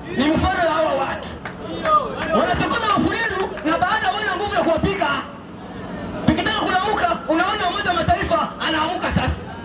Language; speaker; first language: Swahili; native; Swahili